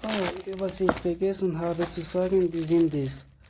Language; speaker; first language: German; non-native, fluent; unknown